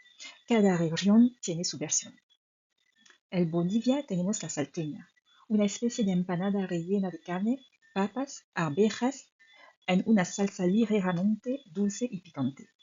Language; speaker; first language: Spanish; non-native, fluent; French